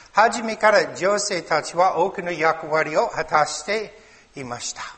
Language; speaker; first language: Japanese; non-native, learner; English